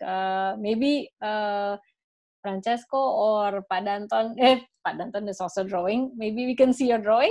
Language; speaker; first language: English; non-native, fluent; Indonesian